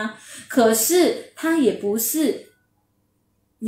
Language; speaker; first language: Chinese; native; Chinese